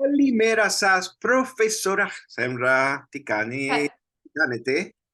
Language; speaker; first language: Greek; non-native, learner; Spanish